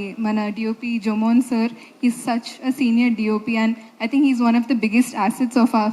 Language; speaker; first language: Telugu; non-native, fluent; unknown